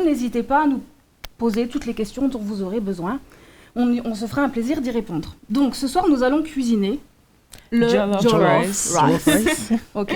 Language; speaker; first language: French; native; French